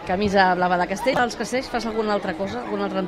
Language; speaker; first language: Catalan; native; Catalan